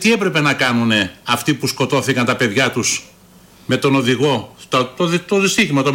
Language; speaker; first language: Greek; native; Greek